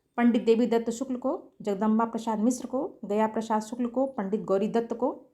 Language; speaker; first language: Hindi; native; Hindi